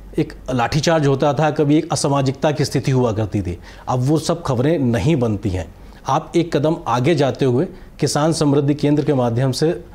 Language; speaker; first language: Hindi; native; Hindi